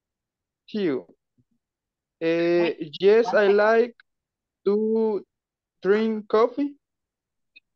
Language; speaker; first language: English; non-native, learner; Spanish